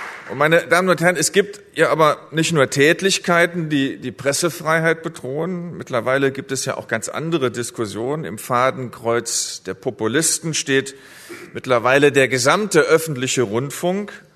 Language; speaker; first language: German; native; German